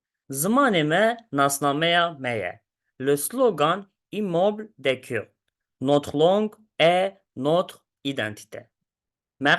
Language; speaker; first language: French; non-native, learner; Kurdish